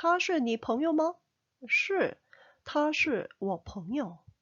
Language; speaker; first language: Chinese; non-native, fluent; Korean